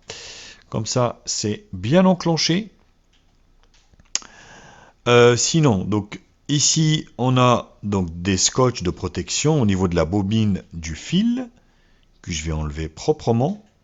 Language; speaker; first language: French; native; French